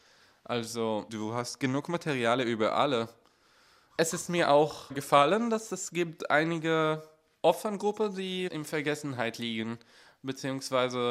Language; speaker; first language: German; non-native, fluent; Hebrew